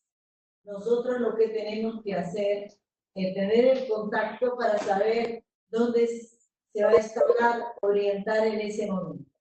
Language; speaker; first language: Spanish; non-native, fluent; Portuguese